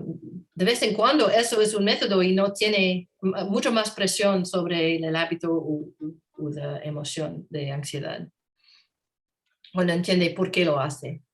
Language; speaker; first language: Spanish; non-native, learner; English